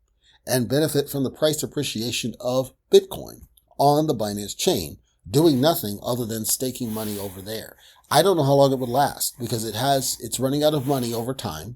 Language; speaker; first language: English; native; English